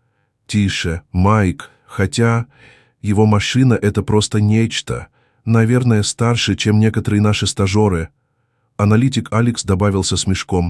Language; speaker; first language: Russian; native; Russian